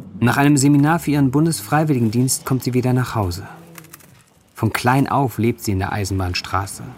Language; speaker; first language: German; native; German